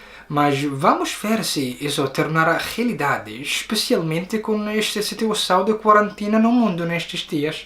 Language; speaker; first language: Portuguese; non-native, learner; Arabic